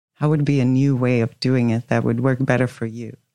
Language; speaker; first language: English; non-native, fluent; Swedish